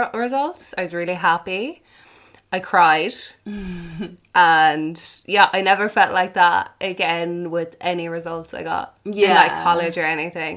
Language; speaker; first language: English; non-native, local second language; Irish